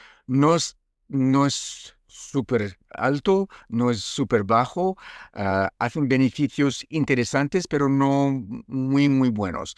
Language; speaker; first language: Spanish; non-native, fluent; French